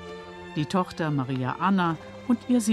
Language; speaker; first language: German; native; German